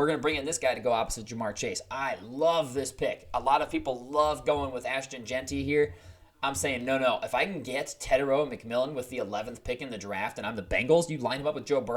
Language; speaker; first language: English; native; English